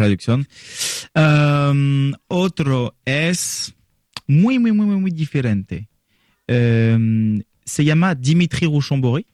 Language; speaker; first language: Spanish; non-native, learner; French